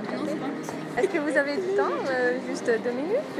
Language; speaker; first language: French; non-native, learner; Hungarian